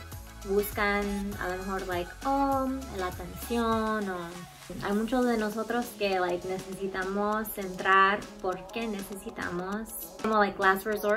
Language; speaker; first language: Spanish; early bilingual, heritage; Spanish